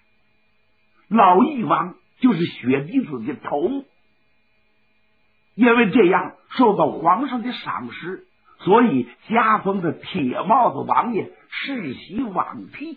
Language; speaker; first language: Chinese; native; Chinese